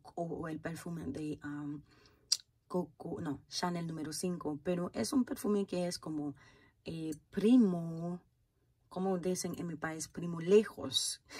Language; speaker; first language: Spanish; non-native, fluent; Haitian Creole